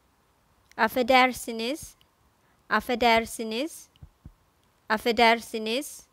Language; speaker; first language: Turkish; non-native, fluent; Thai